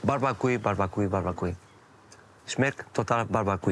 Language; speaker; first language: German; non-native, learner; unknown